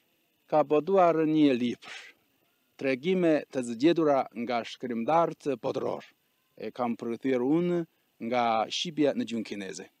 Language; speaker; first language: Albanian; non-native, fluent; Chinese